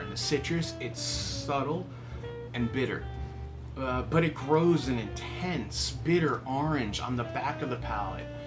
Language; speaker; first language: English; native; English